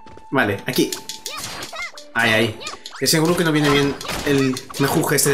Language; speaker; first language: Spanish; native; Spanish